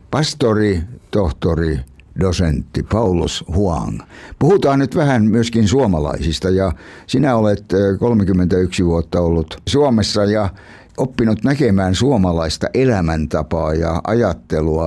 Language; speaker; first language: Finnish; native; Finnish